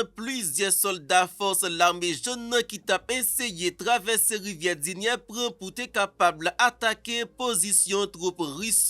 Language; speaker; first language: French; non-native, local second language; Haitian Creole